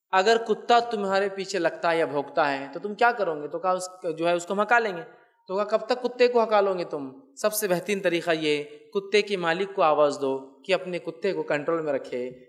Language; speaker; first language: Urdu; native; Urdu